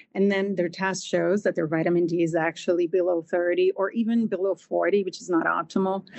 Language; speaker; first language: English; non-native, fluent; Portuguese